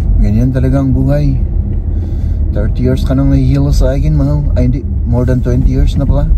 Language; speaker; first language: Filipino; native; Filipino